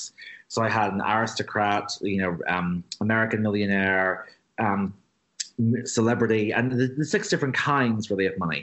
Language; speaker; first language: English; native; English